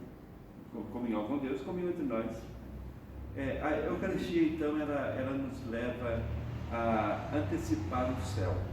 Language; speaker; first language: Portuguese; native; Portuguese